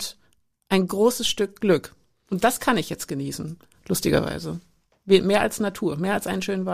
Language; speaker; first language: German; native; German